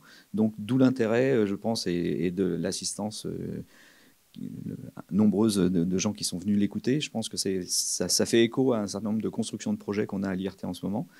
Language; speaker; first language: French; native; French